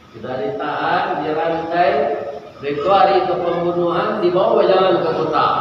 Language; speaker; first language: Malay; non-native, local second language; Minangkabau